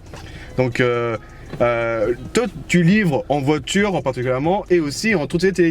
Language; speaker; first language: French; native; French